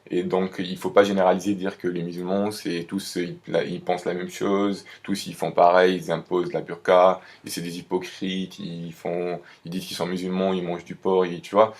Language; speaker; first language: French; non-native, local second language; Arabic